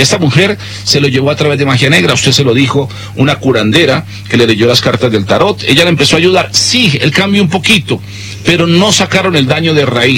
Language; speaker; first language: Spanish; native; Spanish